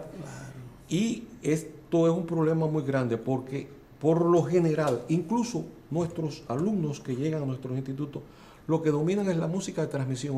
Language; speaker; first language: Spanish; native; Spanish